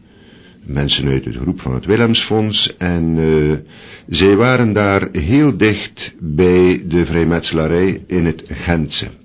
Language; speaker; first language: Dutch; native; Dutch